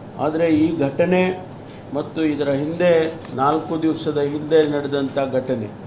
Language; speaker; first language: Kannada; native; Kannada